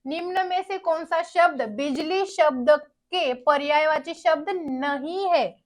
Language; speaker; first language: Hindi; non-native, local second language; Marathi